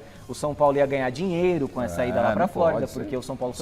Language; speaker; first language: Portuguese; native; Portuguese